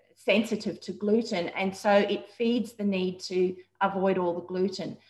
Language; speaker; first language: English; native; English